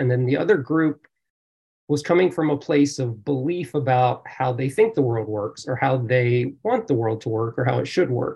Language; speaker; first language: English; native; English